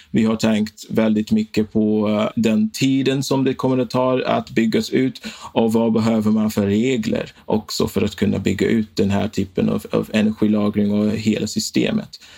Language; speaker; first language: Swedish; non-native, fluent; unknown